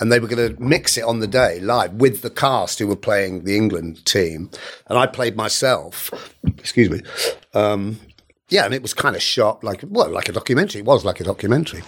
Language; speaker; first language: English; native; English